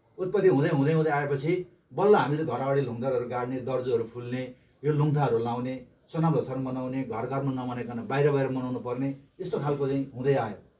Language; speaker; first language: Nepali; non-native, local second language; Eastern Tamang